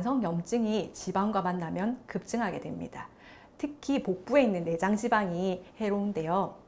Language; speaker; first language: Korean; native; Korean